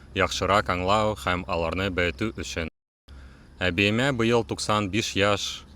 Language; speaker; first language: Tatar; non-native, local second language; Russian